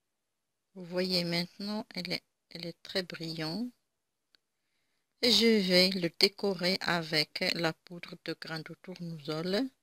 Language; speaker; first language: French; non-native, local second language; Arabic